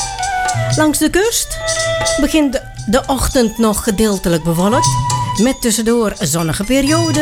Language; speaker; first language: Dutch; native; Dutch